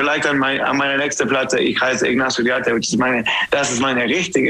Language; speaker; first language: German; non-native, fluent; English